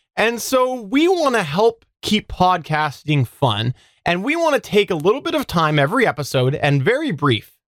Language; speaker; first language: English; native; English